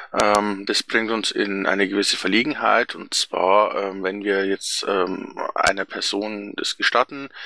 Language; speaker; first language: German; native; German